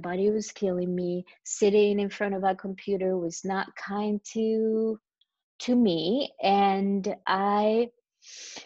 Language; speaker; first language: English; non-native, fluent; Spanish